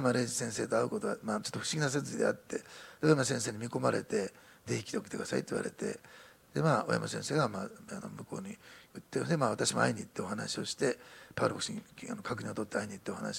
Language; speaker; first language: Japanese; native; Japanese